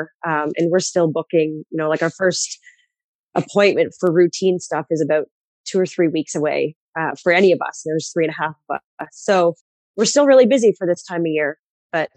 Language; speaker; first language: English; native; English